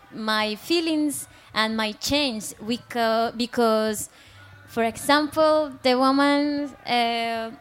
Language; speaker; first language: English; non-native, learner; Spanish